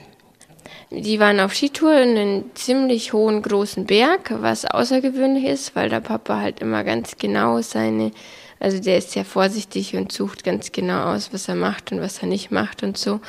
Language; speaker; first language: German; native; German